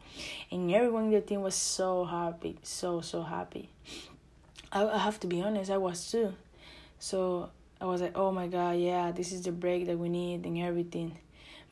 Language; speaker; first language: English; non-native, learner; Spanish